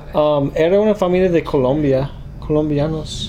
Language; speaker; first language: Spanish; early bilingual, other home language; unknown